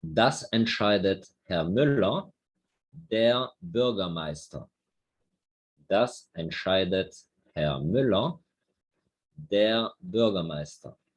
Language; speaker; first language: German; non-native, fluent; Spanish